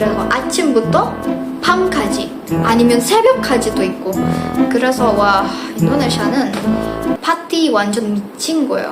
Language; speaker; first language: Korean; non-native, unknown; Indonesian